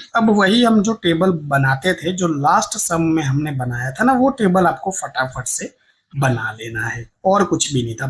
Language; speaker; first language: Hindi; non-native, local second language; Gujarati